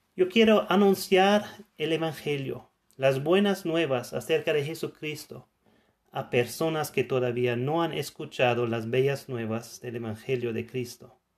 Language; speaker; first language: Spanish; non-native, fluent; German